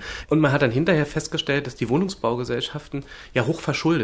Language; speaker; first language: German; native; German